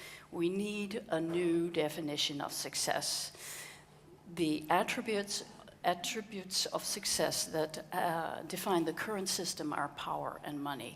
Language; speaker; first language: English; non-native, fluent; Dutch